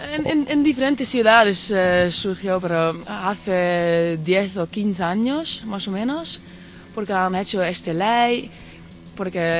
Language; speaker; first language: Spanish; non-native, fluent; Dutch